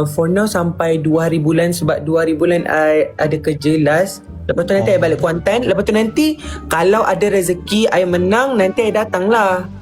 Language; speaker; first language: Malay; native; Malay